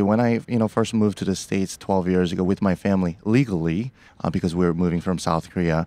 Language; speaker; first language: English; early bilingual, other home language; Korean